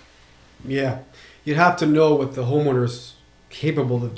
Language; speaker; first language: English; non-native, local second language; French